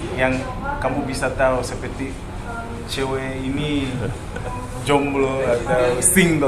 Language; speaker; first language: Indonesian; non-native, fluent; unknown